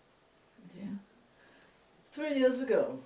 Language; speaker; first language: English; non-native, fluent; Danish